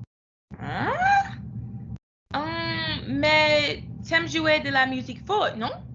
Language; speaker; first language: French; non-native, learner; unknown